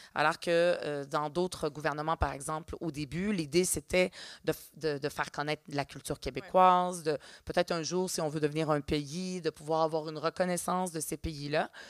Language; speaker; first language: French; early bilingual, other home language; Arabic